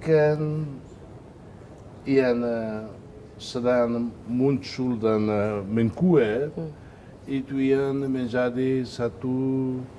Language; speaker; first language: Indonesian; non-native, fluent; Tetum